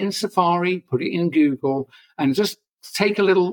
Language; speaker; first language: English; native; English